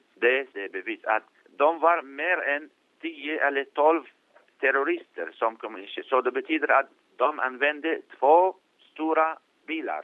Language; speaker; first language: Swedish; non-native, fluent; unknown